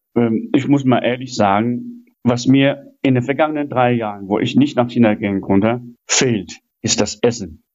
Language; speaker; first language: German; non-native, fluent; Chinese